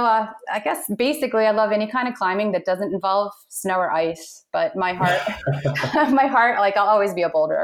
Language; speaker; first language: English; native; English